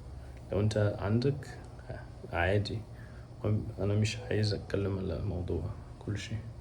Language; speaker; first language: Arabic; non-native, learner; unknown